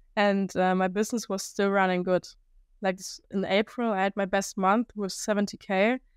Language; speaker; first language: English; non-native, fluent; German